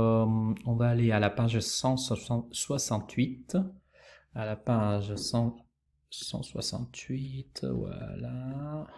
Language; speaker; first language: French; non-native, fluent; Italian